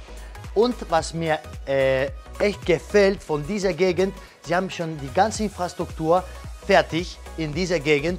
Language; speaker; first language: German; non-native, learner; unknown